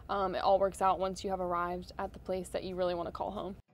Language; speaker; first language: English; native; English